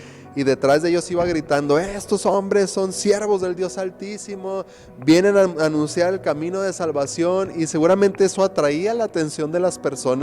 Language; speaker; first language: Spanish; native; Spanish